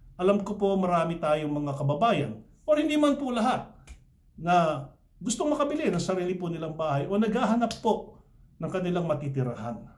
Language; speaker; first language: Filipino; early bilingual, heritage; Filipino